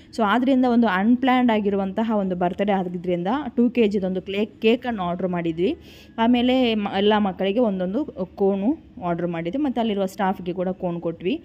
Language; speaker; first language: Kannada; non-native, local second language; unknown